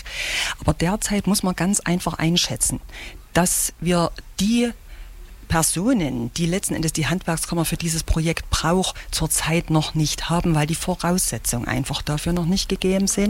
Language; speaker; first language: German; native; German